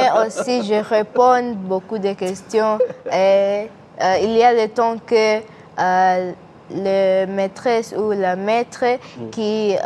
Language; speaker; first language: French; non-native, learner; English